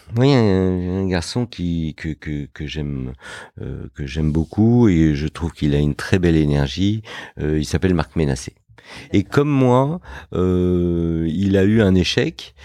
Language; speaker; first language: French; early bilingual, other home language; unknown